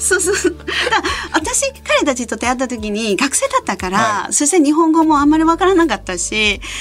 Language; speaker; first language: Japanese; non-native, fluent; Malay